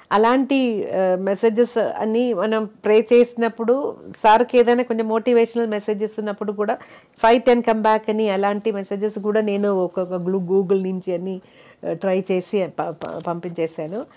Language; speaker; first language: Telugu; non-native, local second language; Malayalam